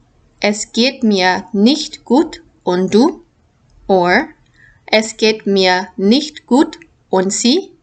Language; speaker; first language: German; non-native, fluent; English